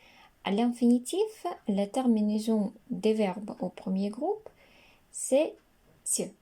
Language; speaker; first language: French; non-native, fluent; Russian